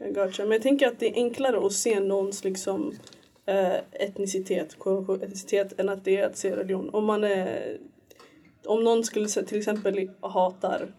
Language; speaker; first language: Swedish; early bilingual, other home language; Somali